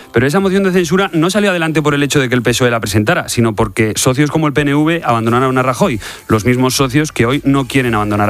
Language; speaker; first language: Spanish; native; Spanish